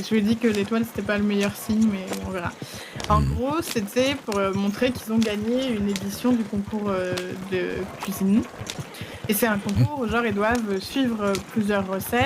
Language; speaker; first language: French; native; French